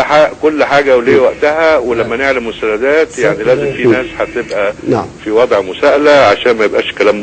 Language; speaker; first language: Arabic; native; Arabic